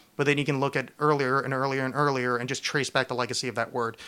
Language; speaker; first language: English; native; English